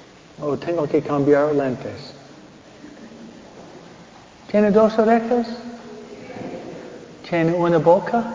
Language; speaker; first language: Spanish; non-native, fluent; English